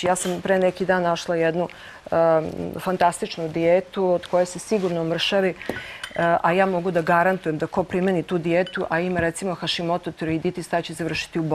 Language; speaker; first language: Croatian; native; Croatian